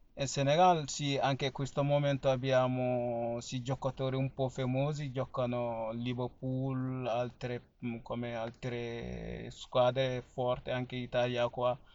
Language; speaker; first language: Italian; non-native, learner; Fula